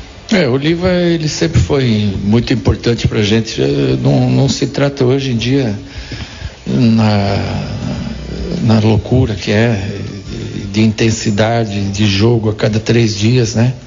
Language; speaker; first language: Portuguese; native; Portuguese